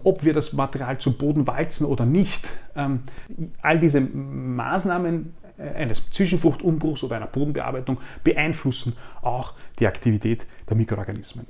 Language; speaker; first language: German; native; German